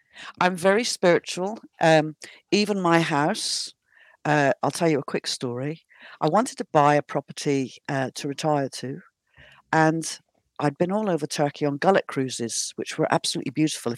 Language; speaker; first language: English; native; English